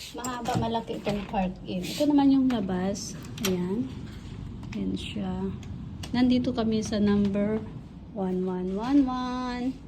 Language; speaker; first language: Filipino; non-native, local second language; Iloko